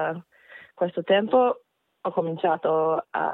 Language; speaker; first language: Italian; non-native, fluent; Korean